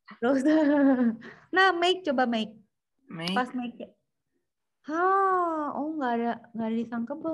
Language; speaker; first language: Indonesian; native; Indonesian